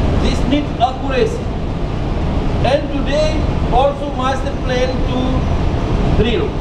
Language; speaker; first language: English; non-native, learner; Russian